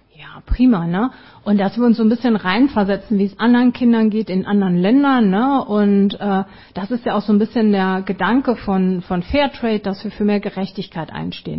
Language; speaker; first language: German; native; German